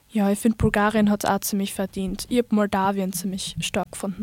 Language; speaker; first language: German; native; German